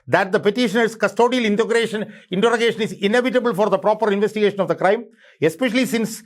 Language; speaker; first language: English; non-native, local second language; Malayalam